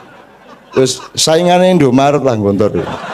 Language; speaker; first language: Indonesian; native; Indonesian